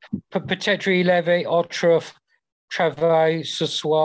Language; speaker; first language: French; non-native, learner; English